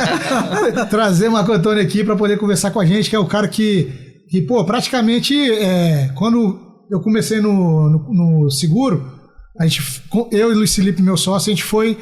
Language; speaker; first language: Portuguese; native; Portuguese